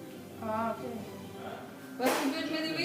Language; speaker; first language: Dutch; non-native, learner; Filipino